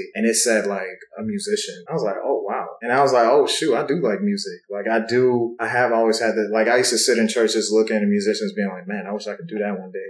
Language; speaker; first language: English; native; English